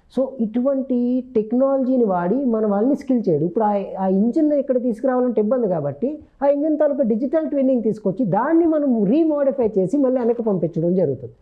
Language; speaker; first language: Telugu; native; Telugu